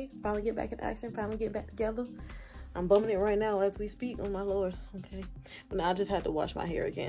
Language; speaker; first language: English; native; English